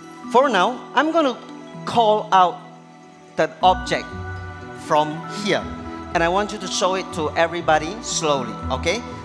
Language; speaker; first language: English; non-native, fluent; Indonesian